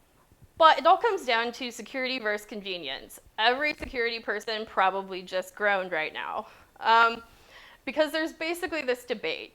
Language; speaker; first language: English; native; English